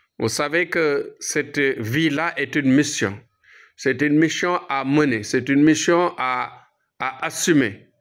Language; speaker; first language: French; non-native, local second language; Fula